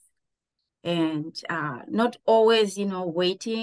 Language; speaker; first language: English; non-native, local second language; Shona